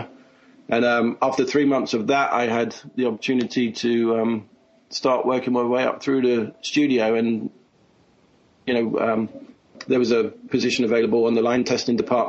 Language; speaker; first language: English; native; English